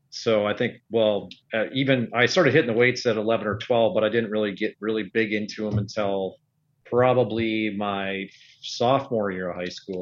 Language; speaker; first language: English; native; English